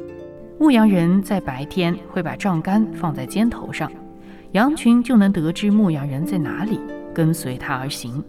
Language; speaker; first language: Chinese; native; Chinese